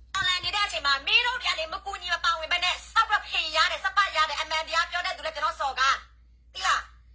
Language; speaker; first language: Burmese; native; Burmese